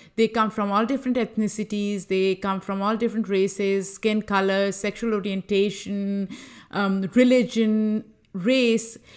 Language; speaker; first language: English; non-native, local second language; Urdu